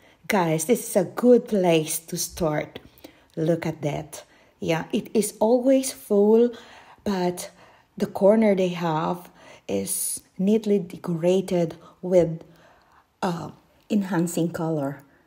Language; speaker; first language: English; non-native, local second language; Filipino